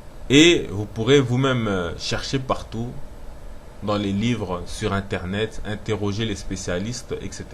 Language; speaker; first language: French; non-native, local second language; Lingala